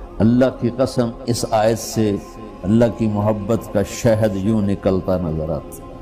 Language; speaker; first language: Urdu; native; Urdu